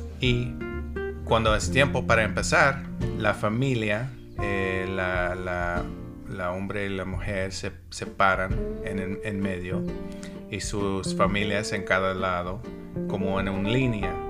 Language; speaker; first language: Spanish; non-native, learner; English